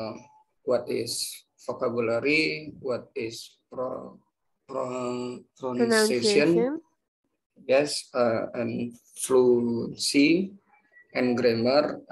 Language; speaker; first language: English; non-native, learner; Indonesian